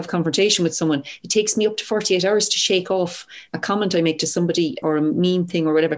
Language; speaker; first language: English; native; English